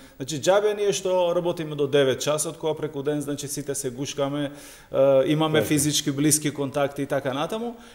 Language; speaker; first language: Macedonian; non-native, local second language; Albanian